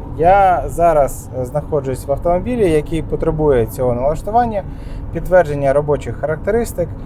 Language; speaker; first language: Ukrainian; non-native, local second language; Russian